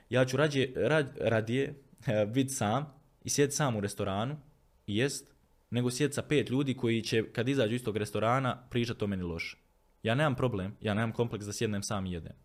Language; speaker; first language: Croatian; native; Croatian